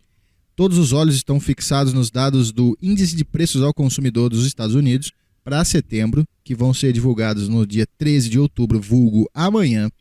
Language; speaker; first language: Portuguese; native; Portuguese